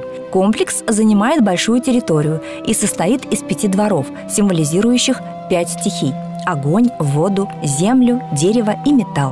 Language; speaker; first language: Russian; native; Russian